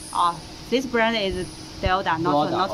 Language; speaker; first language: English; non-native, learner; Chinese